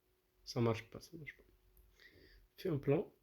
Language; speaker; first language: French; non-native, local second language; Arabic